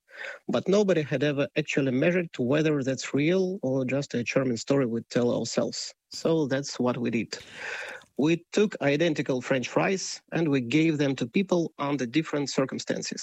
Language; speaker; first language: English; non-native, fluent; Russian